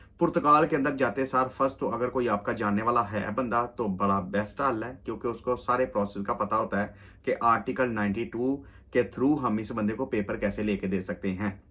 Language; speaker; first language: Urdu; non-native, local second language; Punjabi